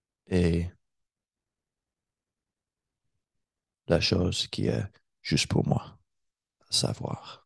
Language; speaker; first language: French; non-native, learner; English